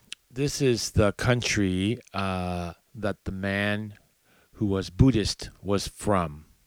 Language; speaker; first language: English; native; English